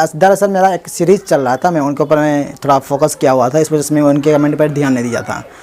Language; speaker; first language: Hindi; native; Hindi